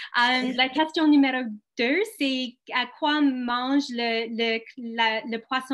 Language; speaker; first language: French; non-native, local second language; English